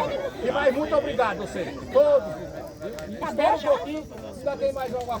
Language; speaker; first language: Portuguese; native; Portuguese